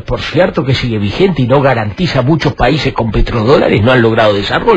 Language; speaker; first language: Spanish; native; Spanish